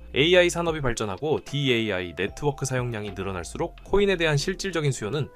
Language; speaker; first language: Korean; native; Korean